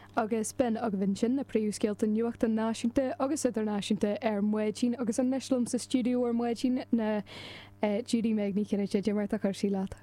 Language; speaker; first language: Irish; native; Irish